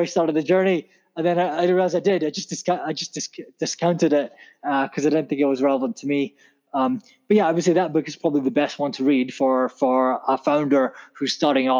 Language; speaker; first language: English; native; English